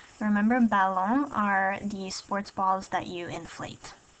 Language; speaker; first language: English; native; English